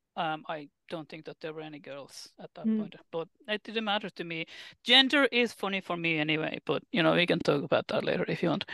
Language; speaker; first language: English; non-native, fluent; Finnish